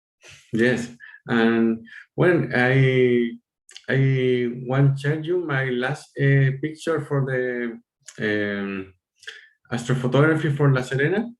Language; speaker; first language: English; non-native, learner; Spanish